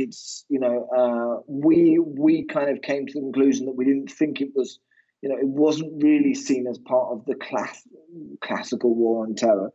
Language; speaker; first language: English; native; English